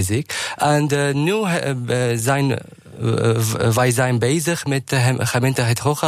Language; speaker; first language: Dutch; non-native, learner; Arabic